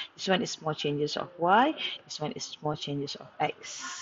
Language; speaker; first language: English; non-native, local second language; Malay